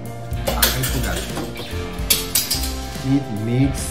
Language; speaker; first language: English; non-native, local second language; Filipino